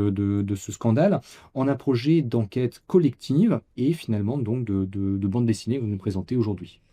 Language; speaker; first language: French; native; French